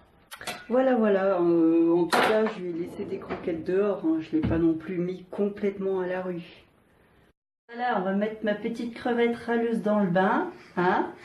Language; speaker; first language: French; native; French